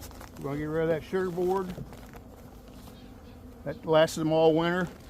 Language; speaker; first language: English; native; English